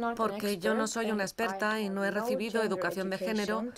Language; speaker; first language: Spanish; non-native, fluent; Swedish